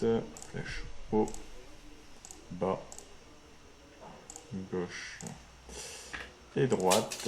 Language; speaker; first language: French; native; French